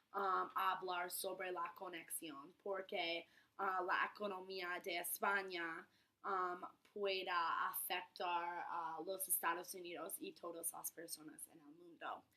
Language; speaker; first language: Spanish; non-native, learner; English